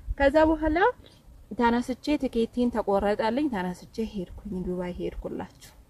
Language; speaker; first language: Amharic; native; Amharic